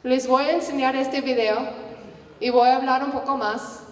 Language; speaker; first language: Spanish; non-native, learner; English